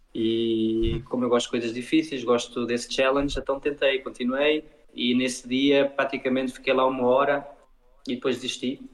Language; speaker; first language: Portuguese; early bilingual, heritage; Portuguese